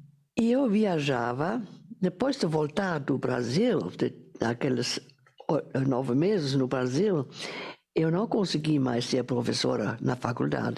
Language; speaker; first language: Portuguese; non-native, fluent; German